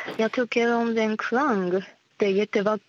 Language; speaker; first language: Swedish; non-native, learner; Japanese